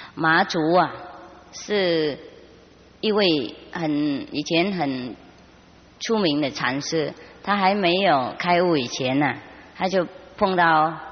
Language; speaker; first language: Chinese; non-native, fluent; Vietnamese